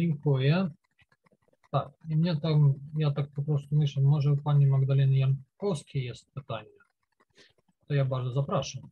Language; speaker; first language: Polish; non-native, learner; Ukrainian